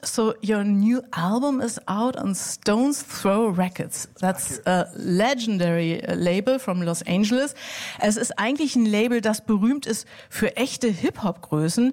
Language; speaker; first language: German; native; German